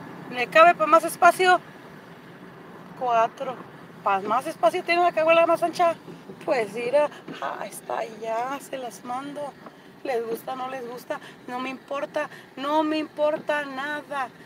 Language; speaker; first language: Spanish; early bilingual, heritage; Spanish